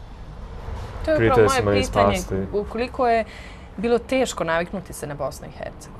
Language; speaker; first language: Serbian; native; Serbian